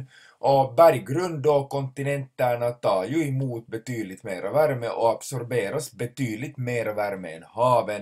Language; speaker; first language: Swedish; native; Swedish